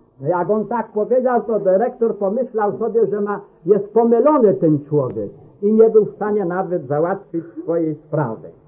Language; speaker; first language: Polish; native; Polish